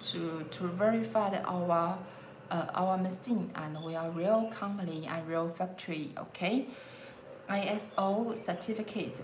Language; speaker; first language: English; non-native, learner; Chinese